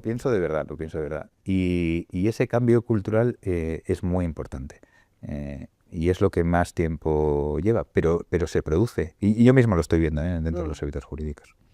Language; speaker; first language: Spanish; native; Spanish